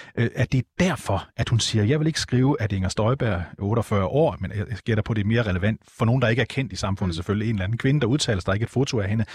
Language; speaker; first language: Danish; native; Danish